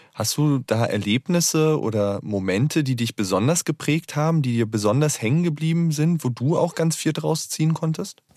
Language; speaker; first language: German; native; German